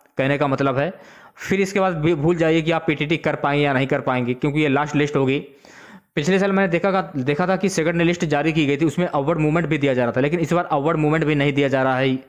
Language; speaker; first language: Hindi; native; Hindi